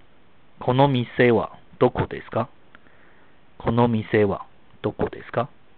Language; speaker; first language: Japanese; non-native, fluent; Chinese